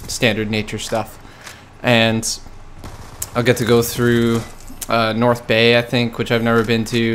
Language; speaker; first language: English; native; English